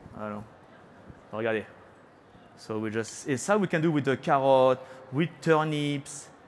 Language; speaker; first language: English; non-native, fluent; French